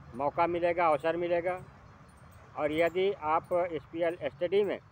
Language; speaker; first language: Hindi; native; Hindi